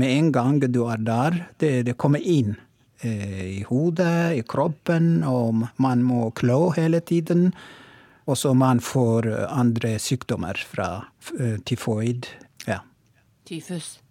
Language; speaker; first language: Norwegian; non-native, learner; Oromo